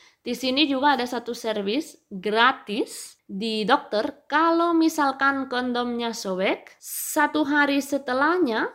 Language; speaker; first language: Indonesian; non-native, fluent; Spanish